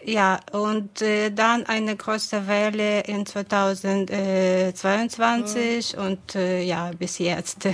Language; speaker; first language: German; non-native, fluent; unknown